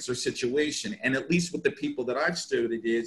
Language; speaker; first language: English; native; English